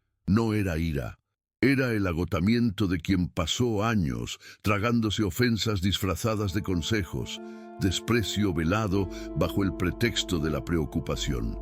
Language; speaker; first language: Spanish; native; Spanish